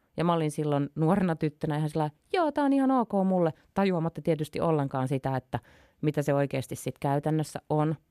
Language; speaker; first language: Finnish; native; Finnish